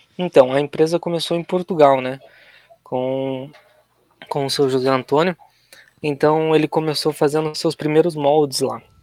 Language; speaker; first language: Portuguese; native; Portuguese